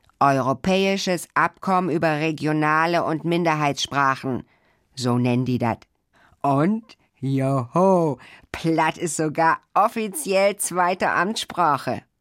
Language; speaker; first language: German; native; German